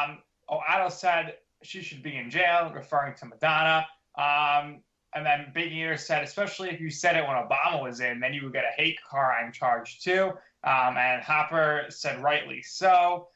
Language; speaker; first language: English; native; English